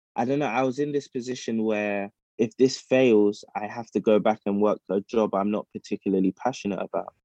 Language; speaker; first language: English; native; English